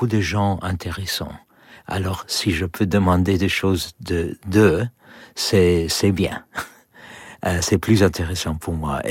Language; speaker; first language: French; non-native, learner; English